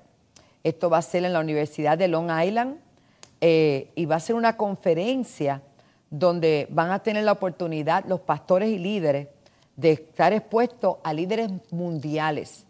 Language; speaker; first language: Spanish; native; Spanish